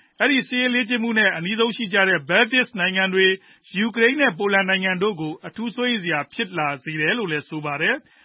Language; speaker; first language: Burmese; native; Burmese